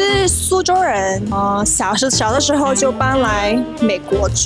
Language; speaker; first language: Chinese; early bilingual, other home language; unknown